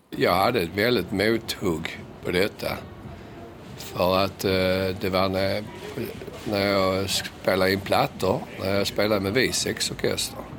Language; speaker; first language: Swedish; native; Swedish